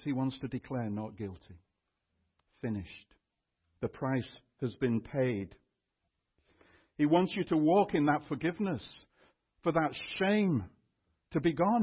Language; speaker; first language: English; native; English